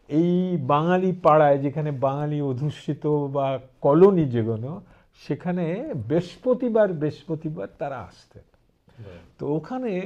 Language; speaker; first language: Bangla; early bilingual, heritage; Bangla